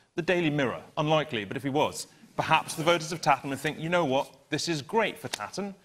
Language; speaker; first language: English; native; English